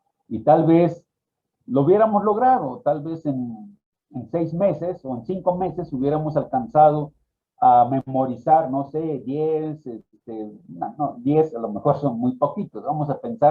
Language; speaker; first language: Spanish; native; Spanish